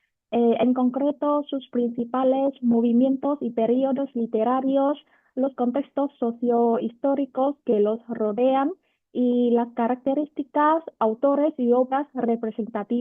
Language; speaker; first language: Spanish; non-native, fluent; Vietnamese